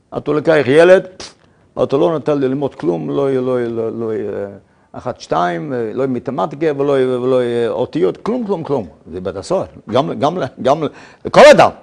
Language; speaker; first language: Hebrew; non-native, fluent; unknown